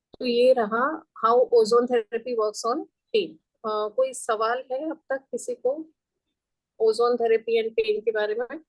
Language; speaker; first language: Hindi; non-native, local second language; Gujarati